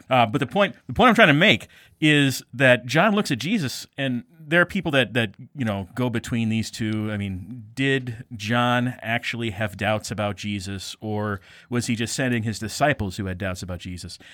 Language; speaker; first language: English; native; English